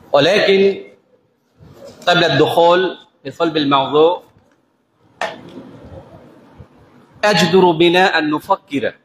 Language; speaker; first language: Arabic; non-native, fluent; Bangla